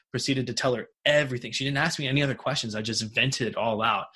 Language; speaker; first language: English; native; English